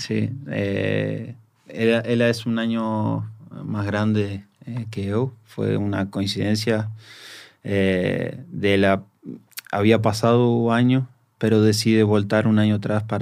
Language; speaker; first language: Portuguese; non-native, learner; Spanish